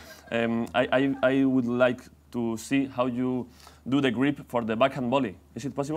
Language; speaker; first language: English; non-native, fluent; Spanish